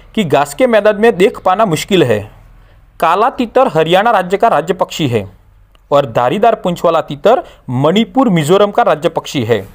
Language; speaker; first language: Hindi; non-native, local second language; Gujarati